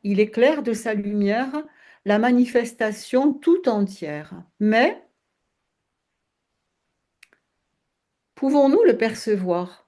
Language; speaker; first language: French; native; French